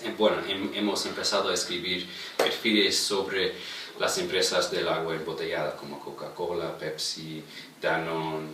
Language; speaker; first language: Spanish; non-native, fluent; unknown